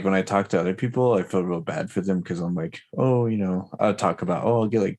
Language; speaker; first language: English; native; English